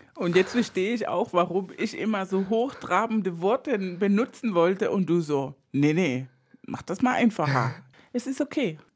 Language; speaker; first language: German; non-native, fluent; Spanish